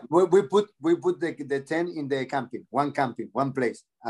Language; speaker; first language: English; non-native, learner; Spanish